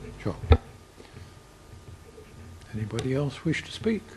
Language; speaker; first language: English; native; English